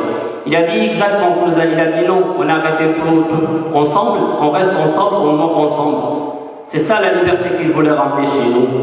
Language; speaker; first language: French; non-native, fluent; Arabic